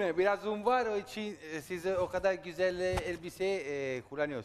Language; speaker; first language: Turkish; non-native, learner; Italian